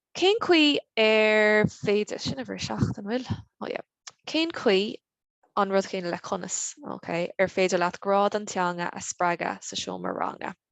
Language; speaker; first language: Irish; non-native, local second language; English